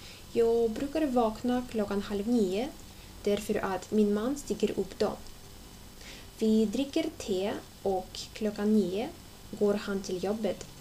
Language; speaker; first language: Swedish; non-native, fluent; Russian